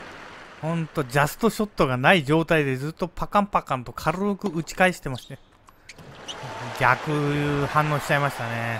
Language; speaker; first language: Japanese; native; Japanese